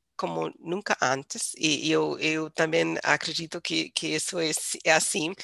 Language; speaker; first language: Portuguese; non-native, fluent; English